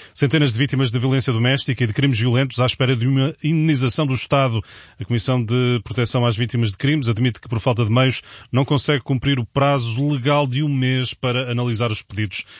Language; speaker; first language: Portuguese; native; Portuguese